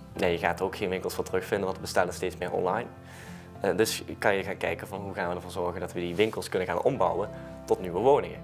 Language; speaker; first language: Dutch; native; Dutch